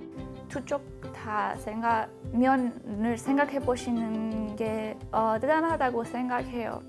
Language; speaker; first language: Korean; non-native, fluent; Persian